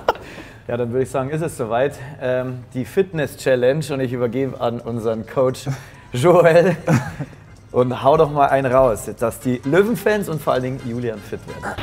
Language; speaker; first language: German; native; German